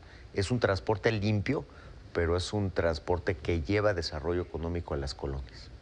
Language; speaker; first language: Spanish; native; Spanish